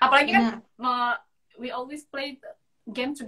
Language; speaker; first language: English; non-native, learner; Indonesian